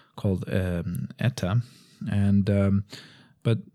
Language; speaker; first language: English; non-native, fluent; Portuguese